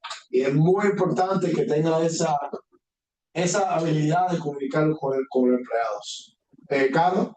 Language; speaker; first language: Spanish; early bilingual, heritage; Spanish